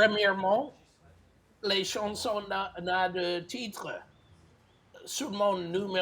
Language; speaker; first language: French; non-native, learner; English